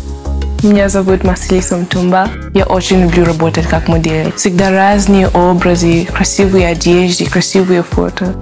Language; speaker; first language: Russian; non-native, learner; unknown